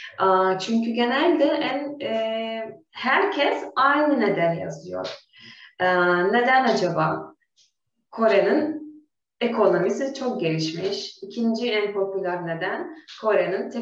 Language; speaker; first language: Turkish; non-native, fluent; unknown